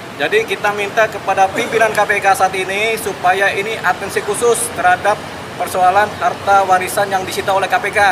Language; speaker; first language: Indonesian; native; Indonesian